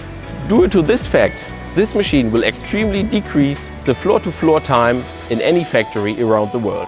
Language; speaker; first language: English; non-native, fluent; German